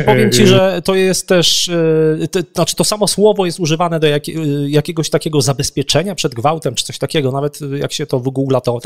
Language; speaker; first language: Polish; native; Polish